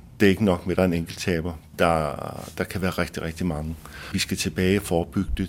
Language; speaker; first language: Danish; native; Danish